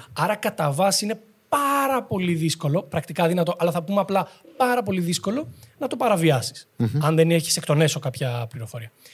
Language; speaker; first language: Greek; native; Greek